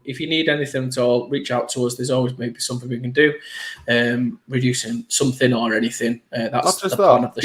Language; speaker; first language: English; native; English